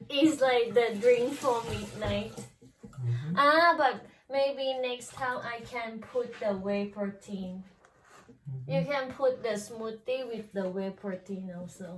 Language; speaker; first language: English; non-native, learner; Thai